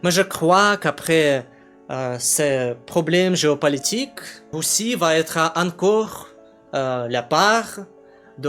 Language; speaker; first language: French; non-native, learner; Russian